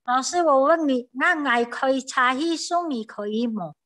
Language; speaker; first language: Chinese; non-native, learner; Indonesian